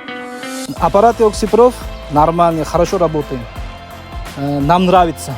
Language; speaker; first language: Russian; non-native, local second language; Uzbek